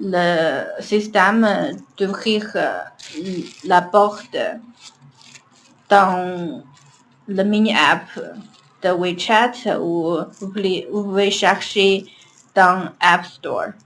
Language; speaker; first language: French; non-native, learner; Chinese